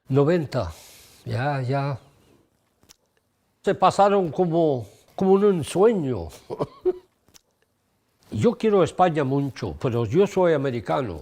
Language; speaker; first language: Spanish; early bilingual, heritage; English